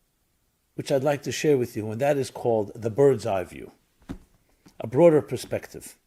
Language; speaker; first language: English; native; English